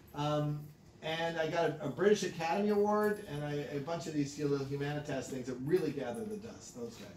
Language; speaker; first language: English; native; English